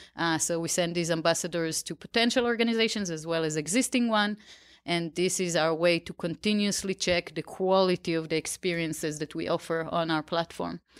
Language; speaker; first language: English; non-native, fluent; Hebrew